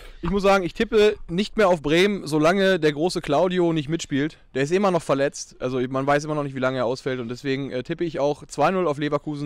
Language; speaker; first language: German; native; German